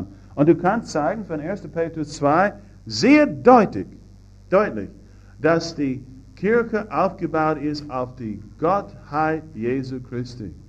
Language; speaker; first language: German; non-native, fluent; English